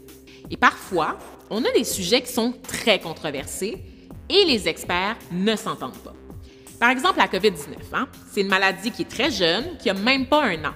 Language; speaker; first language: French; native; French